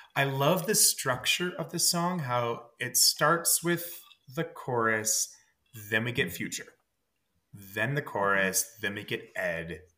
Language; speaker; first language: English; native; English